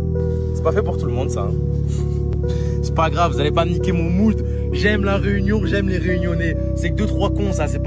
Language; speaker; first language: French; native; French